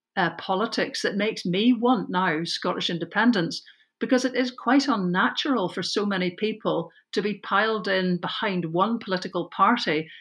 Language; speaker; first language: English; native; English